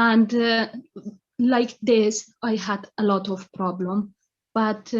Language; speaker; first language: English; non-native, learner; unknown